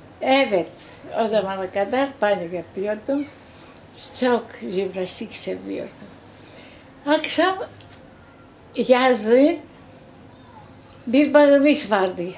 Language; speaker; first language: Turkish; non-native, local second language; Greek